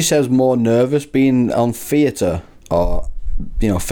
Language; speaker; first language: English; native; English